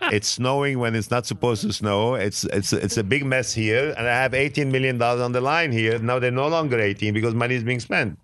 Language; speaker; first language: English; non-native, fluent; Arabic